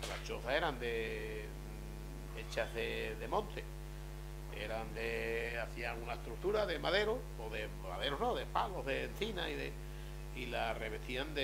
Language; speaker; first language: Spanish; native; Spanish